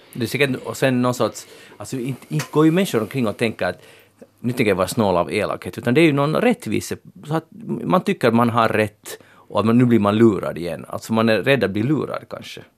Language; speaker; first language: Swedish; native; Swedish